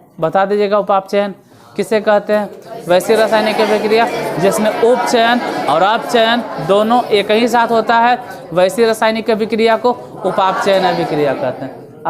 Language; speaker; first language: Hindi; native; Hindi